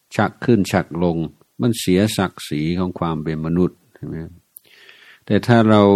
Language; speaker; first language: Thai; non-native, fluent; English